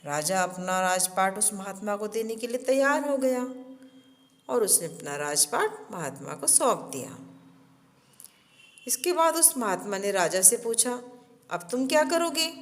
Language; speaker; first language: Hindi; native; Hindi